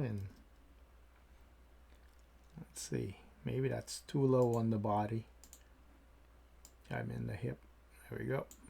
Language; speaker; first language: English; native; English